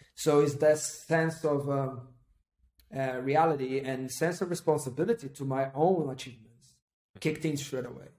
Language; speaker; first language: English; non-native, fluent; Portuguese